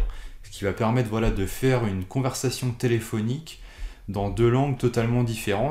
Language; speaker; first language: French; native; French